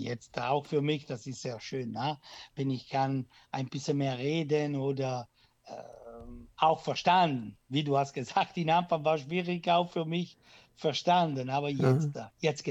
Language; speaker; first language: German; non-native, learner; Italian